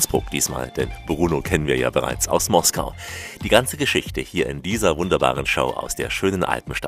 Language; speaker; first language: German; native; German